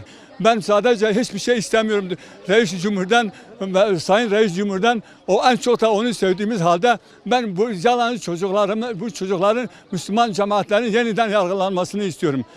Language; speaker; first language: Turkish; non-native, local second language; Kurdish